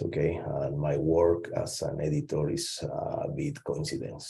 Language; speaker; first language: English; non-native, learner; Spanish